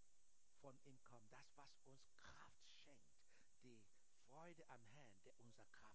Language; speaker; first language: German; non-native, learner; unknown